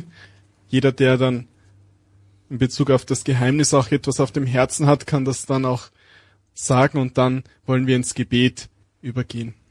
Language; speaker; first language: German; native; German